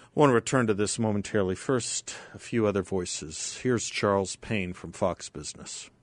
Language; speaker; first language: English; native; English